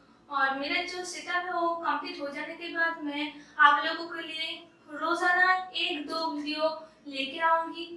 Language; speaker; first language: Hindi; non-native, local second language; Bangla